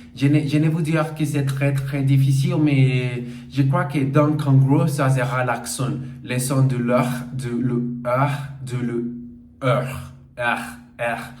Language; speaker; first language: French; non-native, learner; Portuguese